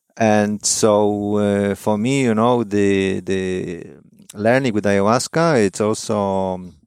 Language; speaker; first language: English; non-native, fluent; Polish